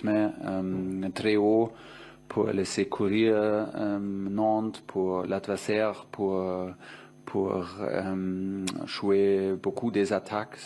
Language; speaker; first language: French; non-native, fluent; German